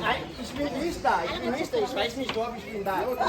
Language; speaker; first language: German; non-native, learner; Telugu